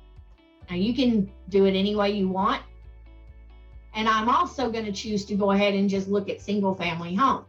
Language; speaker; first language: English; native; English